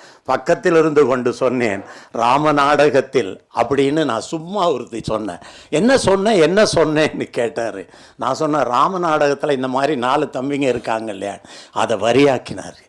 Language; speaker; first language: Tamil; native; Tamil